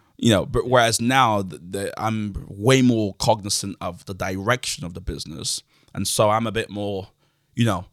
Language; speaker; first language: English; native; English